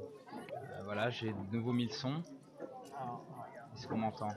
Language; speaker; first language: French; native; French